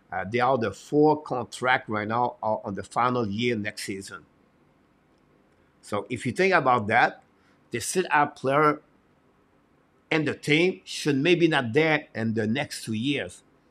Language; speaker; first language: English; non-native, fluent; French